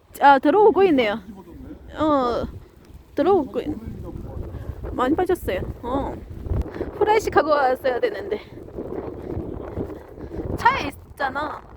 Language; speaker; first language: Korean; non-native, fluent; Chinese